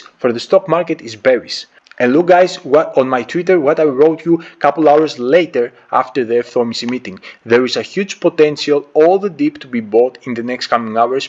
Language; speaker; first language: English; non-native, fluent; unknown